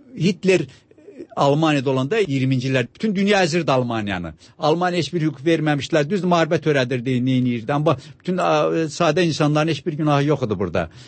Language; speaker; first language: Azerbaijani; native; Azerbaijani